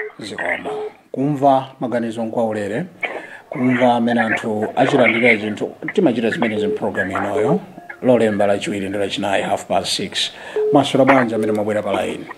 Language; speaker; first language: Nyanja; native; Nyanja